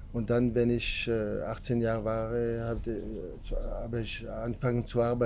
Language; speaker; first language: German; non-native, learner; French